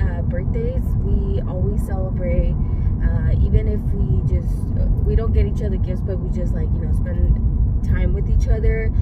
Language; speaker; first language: English; early bilingual, other home language; Spanish